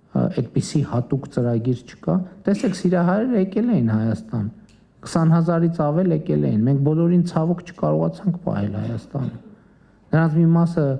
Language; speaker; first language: Armenian; native; Armenian